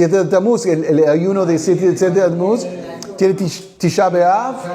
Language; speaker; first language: Spanish; non-native, fluent; English